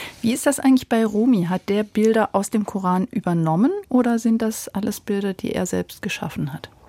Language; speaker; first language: German; native; German